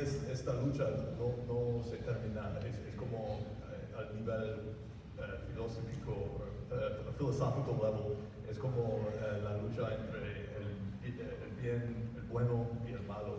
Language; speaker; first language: Spanish; non-native, fluent; English